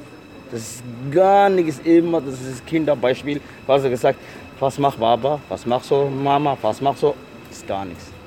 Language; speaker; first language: German; non-native, learner; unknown